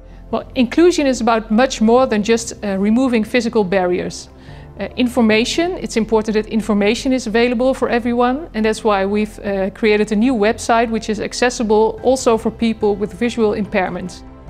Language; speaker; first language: English; non-native, fluent; Dutch